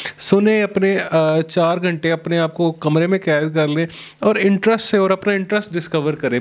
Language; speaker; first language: Urdu; non-native, local second language; Punjabi